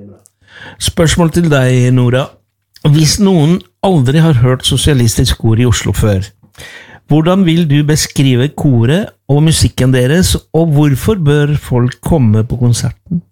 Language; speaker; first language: Norwegian; non-native, fluent; Spanish